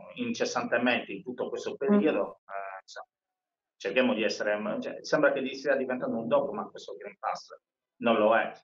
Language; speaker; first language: Italian; native; Italian